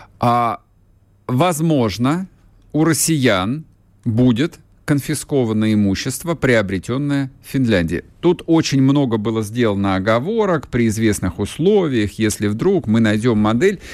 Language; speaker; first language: Russian; native; Russian